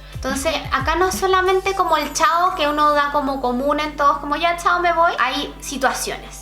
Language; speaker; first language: Spanish; native; Spanish